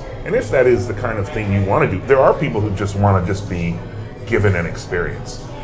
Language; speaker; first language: English; native; English